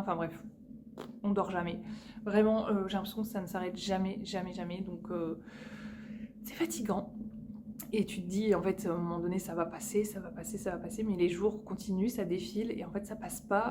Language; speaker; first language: French; native; French